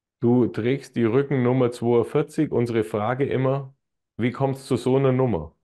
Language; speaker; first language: German; native; German